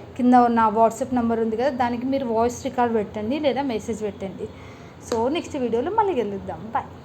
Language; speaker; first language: Telugu; native; Telugu